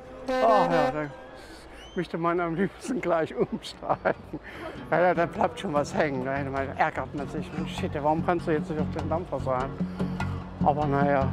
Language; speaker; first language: German; native; German